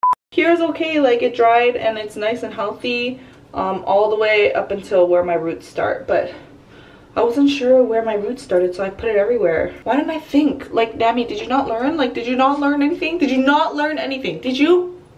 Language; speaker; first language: English; early bilingual, other home language; Korean